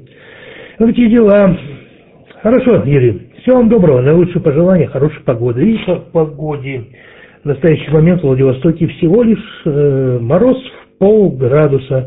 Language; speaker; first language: Russian; native; Russian